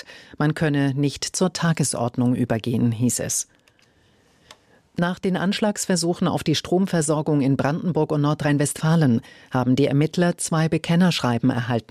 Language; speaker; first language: German; native; German